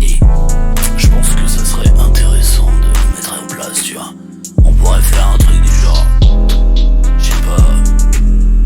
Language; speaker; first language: French; native; French